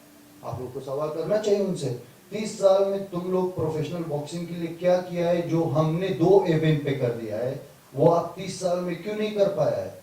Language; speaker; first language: Hindi; non-native, fluent; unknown